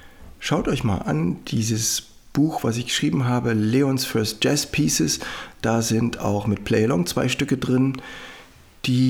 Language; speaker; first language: German; native; German